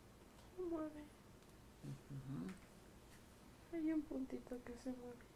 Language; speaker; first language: Spanish; native; Spanish